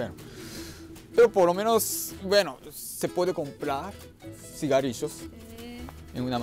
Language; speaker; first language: Spanish; non-native, fluent; Japanese